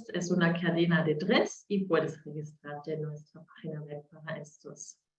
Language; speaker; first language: Spanish; non-native, learner; German